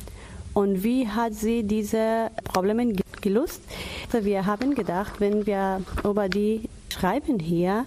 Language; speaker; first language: German; non-native, learner; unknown